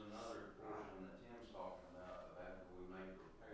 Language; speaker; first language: English; native; English